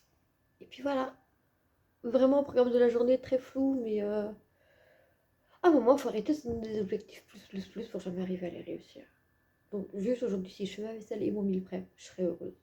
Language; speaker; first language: French; native; French